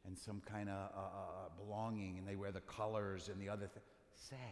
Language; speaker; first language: English; native; English